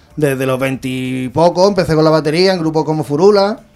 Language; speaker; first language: Spanish; native; Spanish